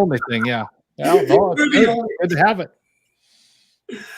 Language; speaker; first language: English; native; English